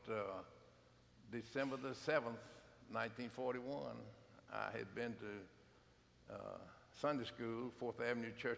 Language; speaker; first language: English; native; English